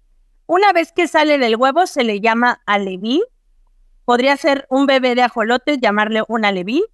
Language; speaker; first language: Spanish; native; Spanish